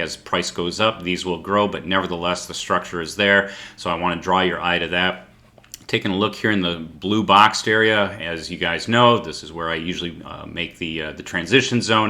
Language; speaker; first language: English; native; English